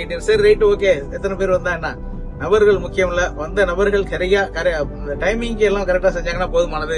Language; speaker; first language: Tamil; native; Tamil